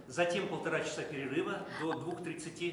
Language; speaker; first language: Russian; native; Russian